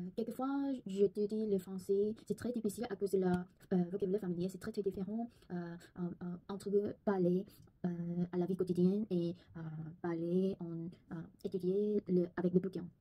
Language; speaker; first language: French; non-native, learner; Korean